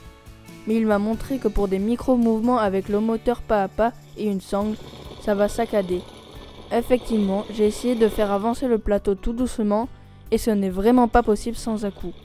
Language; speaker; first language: French; native; French